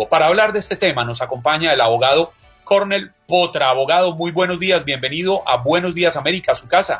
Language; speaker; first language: Spanish; native; Spanish